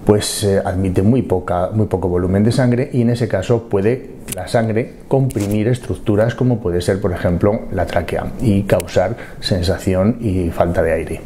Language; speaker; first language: Spanish; native; Spanish